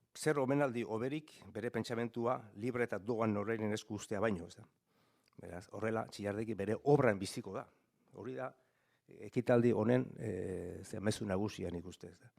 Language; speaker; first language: Basque; native; Basque